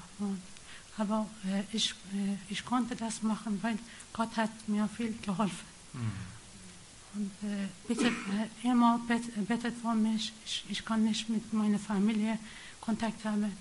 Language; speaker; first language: German; non-native, learner; Persian